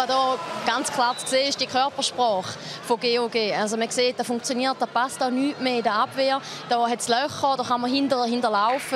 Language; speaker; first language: German; native; German